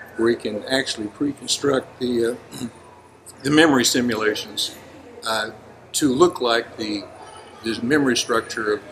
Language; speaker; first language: English; native; English